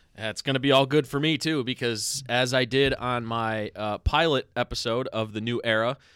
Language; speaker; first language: English; early bilingual, other home language; Italian